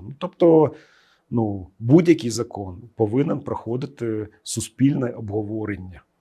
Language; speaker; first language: Ukrainian; non-native, local second language; Russian